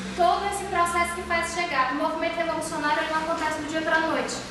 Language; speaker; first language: Portuguese; native; Portuguese